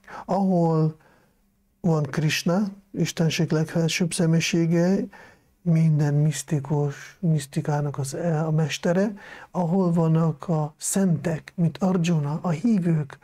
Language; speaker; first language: Hungarian; non-native, fluent; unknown